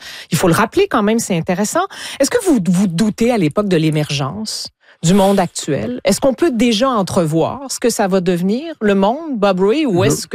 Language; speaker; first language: French; native; French